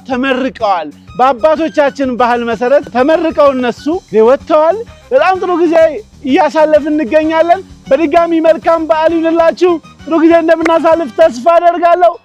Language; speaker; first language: Amharic; non-native, local second language; Oromo